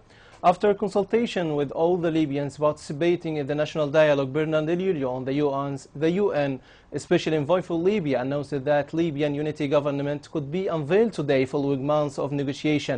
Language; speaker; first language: English; non-native, local second language; Arabic